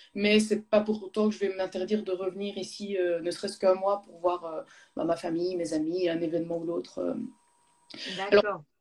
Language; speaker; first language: French; native; French